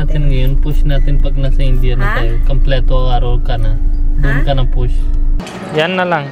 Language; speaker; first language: Filipino; non-native, learner; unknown